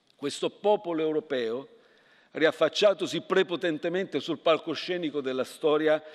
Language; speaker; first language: Italian; native; Italian